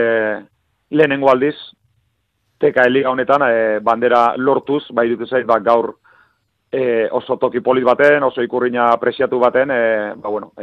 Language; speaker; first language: Basque; native; Basque